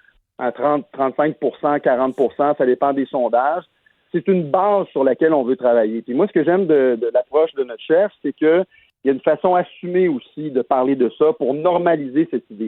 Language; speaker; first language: French; native; French